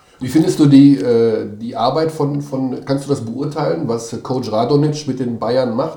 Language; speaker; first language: German; native; German